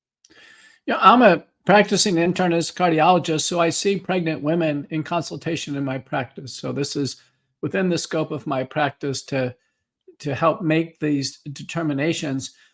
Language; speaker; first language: English; native; English